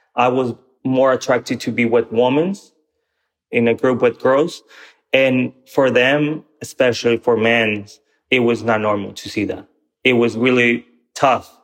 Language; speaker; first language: English; non-native, fluent; Spanish